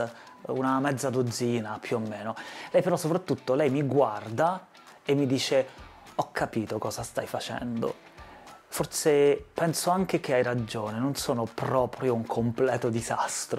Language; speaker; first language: Italian; native; Italian